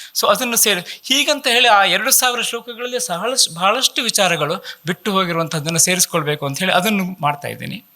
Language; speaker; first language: Kannada; native; Kannada